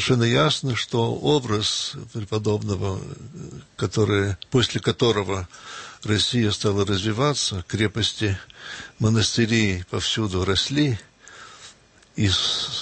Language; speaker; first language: Russian; early bilingual, heritage; Russian